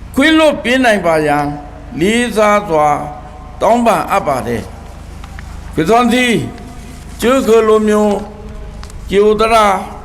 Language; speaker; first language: Burmese; non-native, local second language; Pa'o Karen